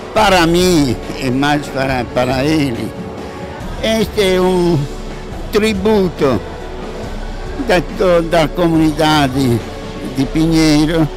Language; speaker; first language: Portuguese; non-native, fluent; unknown